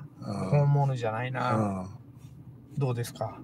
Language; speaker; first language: Japanese; non-native, learner; Portuguese